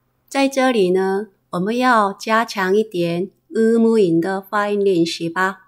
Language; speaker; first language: Chinese; non-native, fluent; Korean